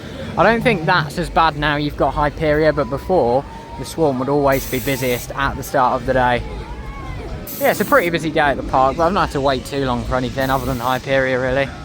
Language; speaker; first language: English; native; English